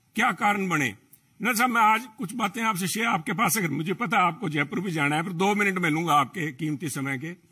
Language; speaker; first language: Hindi; native; Hindi